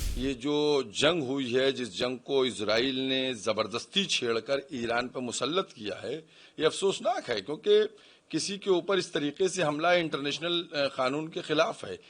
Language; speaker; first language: Urdu; native; Urdu